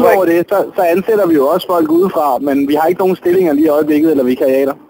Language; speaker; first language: Danish; native; Danish